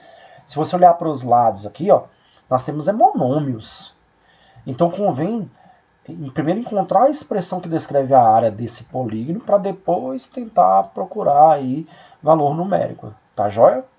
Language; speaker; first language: Portuguese; native; Portuguese